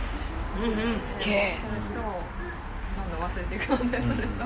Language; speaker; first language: Japanese; native; Japanese